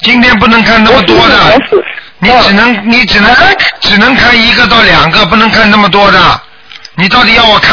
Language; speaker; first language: Chinese; native; Chinese